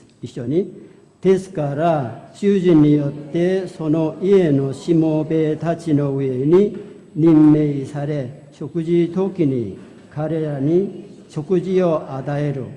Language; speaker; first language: Japanese; non-native, fluent; Korean